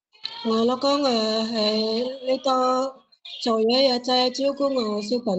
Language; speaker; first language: Cantonese; non-native, learner; Indonesian